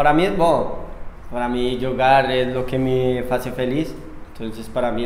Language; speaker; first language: Portuguese; non-native, learner; Spanish